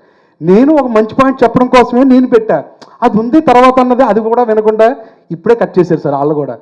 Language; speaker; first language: Telugu; native; Telugu